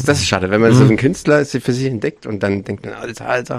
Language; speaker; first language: German; native; German